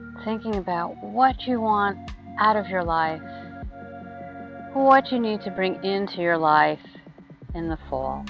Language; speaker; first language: English; native; English